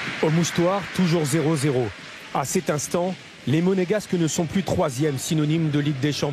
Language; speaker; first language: French; native; French